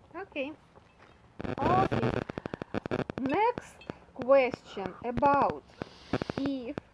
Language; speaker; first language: English; non-native, learner; Russian